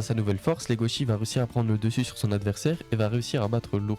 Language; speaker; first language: French; native; French